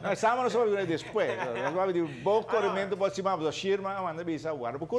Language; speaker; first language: Portuguese; non-native, learner; Spanish